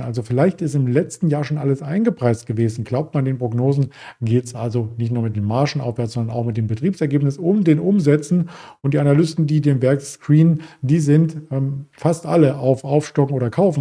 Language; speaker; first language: German; native; German